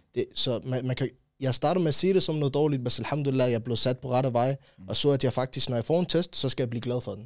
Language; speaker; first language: Danish; early bilingual, other home language; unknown